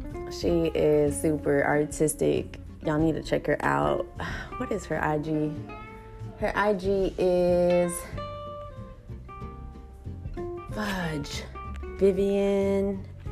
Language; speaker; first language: English; early bilingual, other home language; Spanish